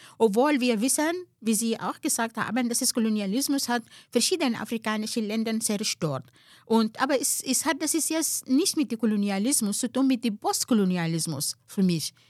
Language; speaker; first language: German; non-native, fluent; Arabic